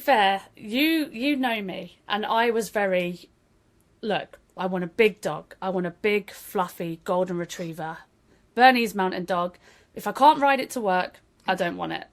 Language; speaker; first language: English; native; English